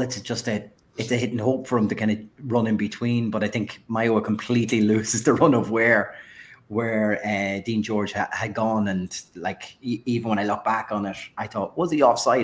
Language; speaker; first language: English; native; English